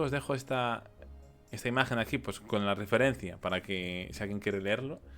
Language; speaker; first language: Spanish; native; Spanish